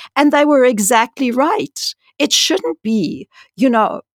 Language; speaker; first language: English; native; English